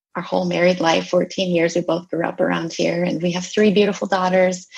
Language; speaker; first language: English; native; English